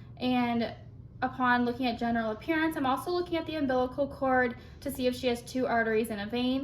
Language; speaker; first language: English; native; English